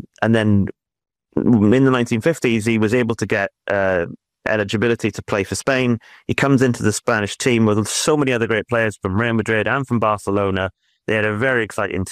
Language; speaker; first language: English; native; English